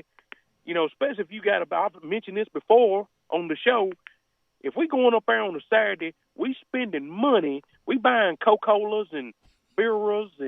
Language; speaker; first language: English; native; English